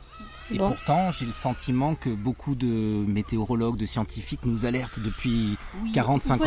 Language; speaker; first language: French; native; French